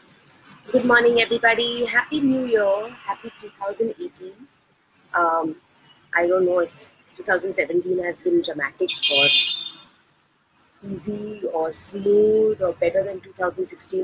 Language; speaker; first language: English; non-native, local second language; Hindi